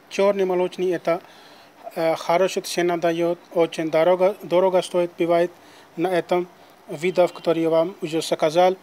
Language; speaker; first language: Russian; non-native, learner; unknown